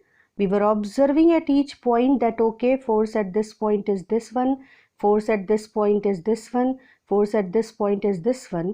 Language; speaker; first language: English; non-native, local second language; Hindi